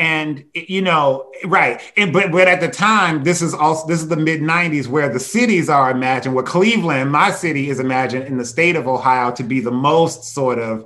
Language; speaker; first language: English; native; English